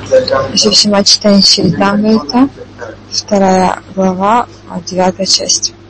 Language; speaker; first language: Russian; non-native, fluent; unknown